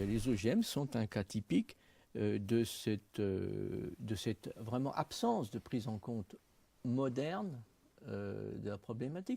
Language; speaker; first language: French; native; French